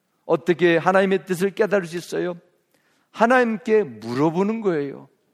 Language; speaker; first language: Korean; native; Korean